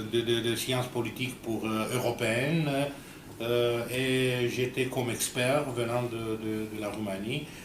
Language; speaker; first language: French; non-native, fluent; Romanian